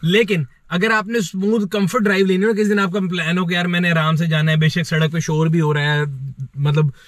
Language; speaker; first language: Urdu; non-native, local second language; Punjabi